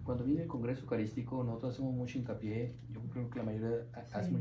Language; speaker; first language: Spanish; native; Spanish